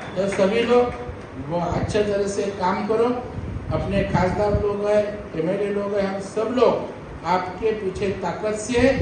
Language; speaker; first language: Hindi; non-native, local second language; Marathi